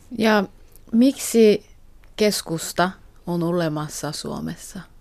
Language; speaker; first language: Finnish; non-native, learner; Korean